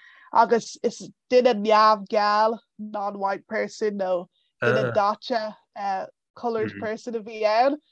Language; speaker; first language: Irish; non-native, local second language; English